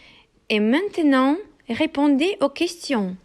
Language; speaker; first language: French; non-native, fluent; Ukrainian